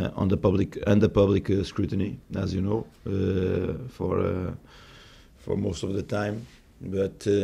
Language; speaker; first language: English; non-native, fluent; Portuguese